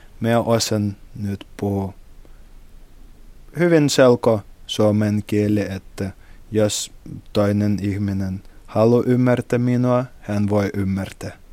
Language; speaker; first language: Finnish; non-native, learner; Russian